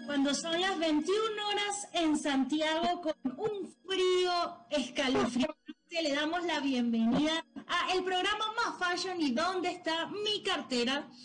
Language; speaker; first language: Spanish; native; Spanish